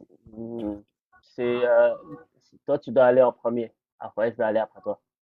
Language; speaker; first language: French; non-native, fluent; English